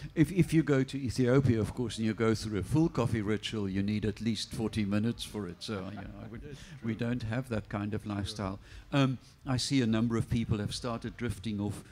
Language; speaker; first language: English; non-native, local second language; Afrikaans